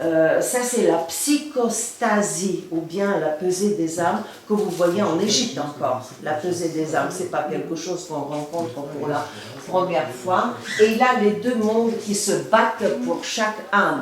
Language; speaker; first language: French; non-native, fluent; Bulgarian